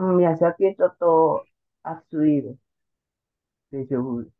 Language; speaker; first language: Japanese; non-native, learner; Indonesian